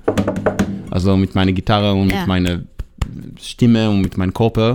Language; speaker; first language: German; non-native, learner; Hebrew